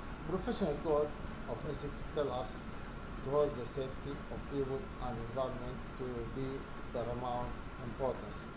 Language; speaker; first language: English; non-native, fluent; Arabic